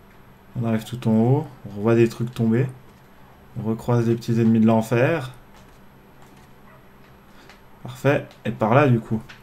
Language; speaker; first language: French; native; French